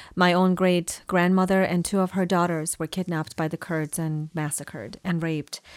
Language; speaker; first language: English; non-native, fluent; Persian